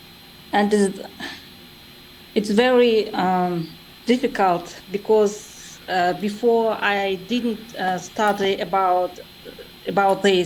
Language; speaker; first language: English; non-native, learner; Kazakh